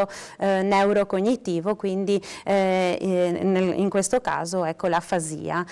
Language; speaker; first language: Italian; native; Italian